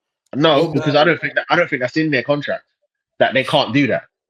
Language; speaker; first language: English; native; English